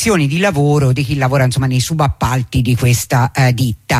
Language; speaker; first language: Italian; native; Italian